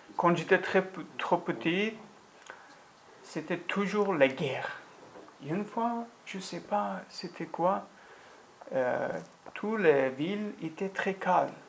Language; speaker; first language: French; non-native, learner; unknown